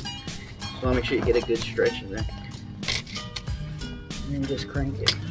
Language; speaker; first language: English; native; English